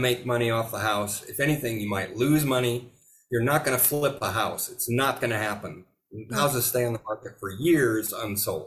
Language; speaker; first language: English; native; English